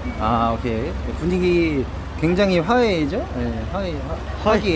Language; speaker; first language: Korean; native; Korean